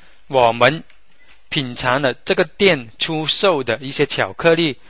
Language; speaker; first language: Chinese; native; Chinese